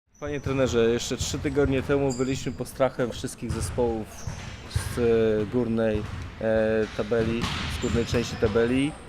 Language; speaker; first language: Polish; native; Polish